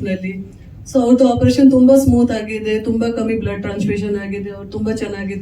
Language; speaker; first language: Kannada; non-native, fluent; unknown